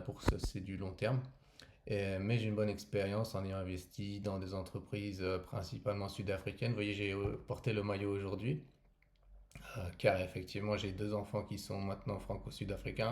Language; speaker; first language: French; native; French